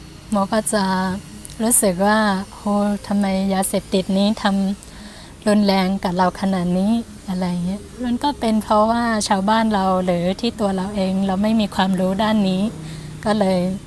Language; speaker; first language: Thai; non-native, fluent; Shan